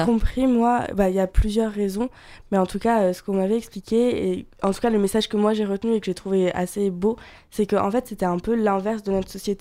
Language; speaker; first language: French; native; French